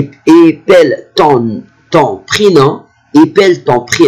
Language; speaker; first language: French; non-native, fluent; Arabic